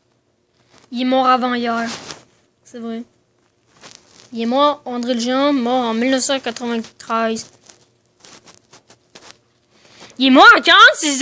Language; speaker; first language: French; native; French